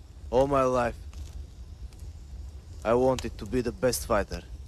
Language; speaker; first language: English; non-native, learner; Bulgarian